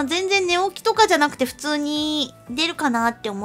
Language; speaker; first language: Japanese; native; Japanese